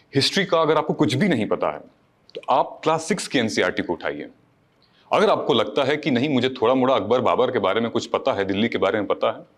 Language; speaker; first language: Hindi; native; Hindi